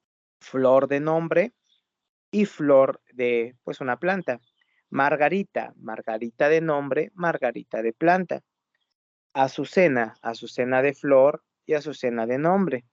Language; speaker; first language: Spanish; native; Spanish